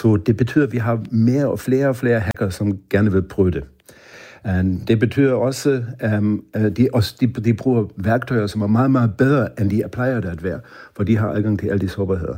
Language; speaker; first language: Danish; non-native, fluent; German